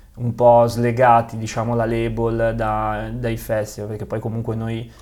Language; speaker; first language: Italian; native; Italian